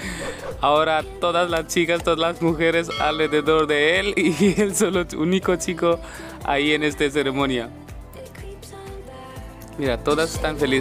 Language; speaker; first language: Spanish; non-native, learner; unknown